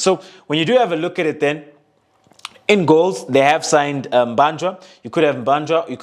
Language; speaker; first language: English; non-native, local second language; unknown